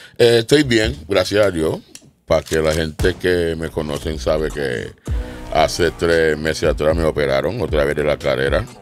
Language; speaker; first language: Spanish; non-native, fluent; English